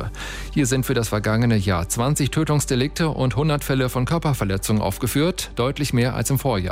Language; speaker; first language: German; native; German